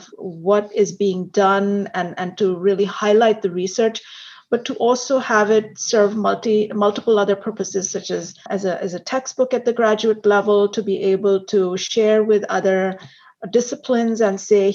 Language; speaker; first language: English; non-native, local second language; Hindi